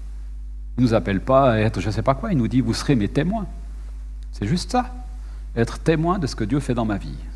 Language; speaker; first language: French; native; French